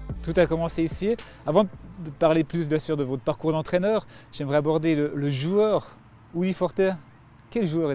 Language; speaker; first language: French; native; French